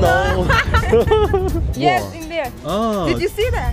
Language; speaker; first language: English; non-native, learner; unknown